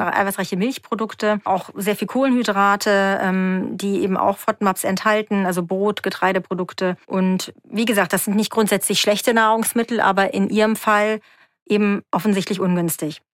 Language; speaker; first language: German; native; German